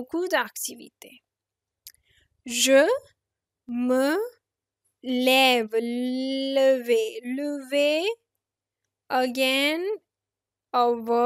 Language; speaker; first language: French; non-native, fluent; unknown